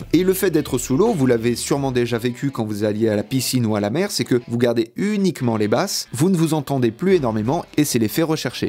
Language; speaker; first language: French; native; French